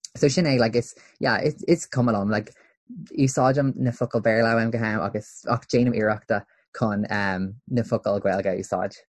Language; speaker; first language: Irish; native; Irish